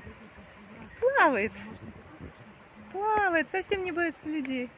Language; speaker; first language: Russian; native; Russian